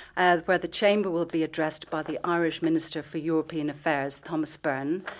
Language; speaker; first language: English; native; English